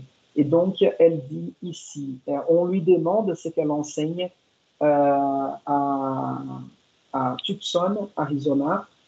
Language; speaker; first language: French; non-native, fluent; Portuguese